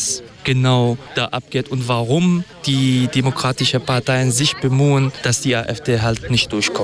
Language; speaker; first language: German; non-native, fluent; Kurdish